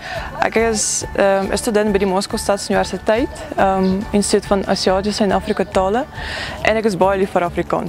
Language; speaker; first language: Afrikaans; non-native, learner; Russian